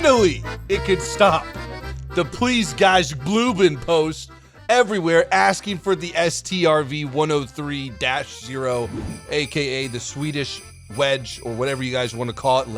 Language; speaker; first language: English; native; English